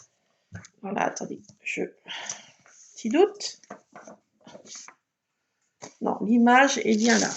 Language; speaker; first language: French; native; French